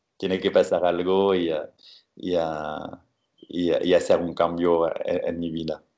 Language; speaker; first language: Spanish; non-native, fluent; French